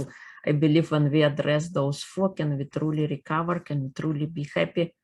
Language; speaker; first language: English; non-native, fluent; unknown